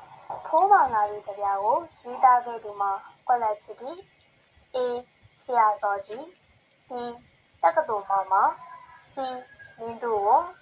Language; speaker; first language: Burmese; native; Burmese